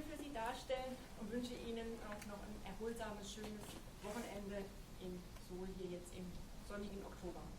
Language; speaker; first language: German; native; German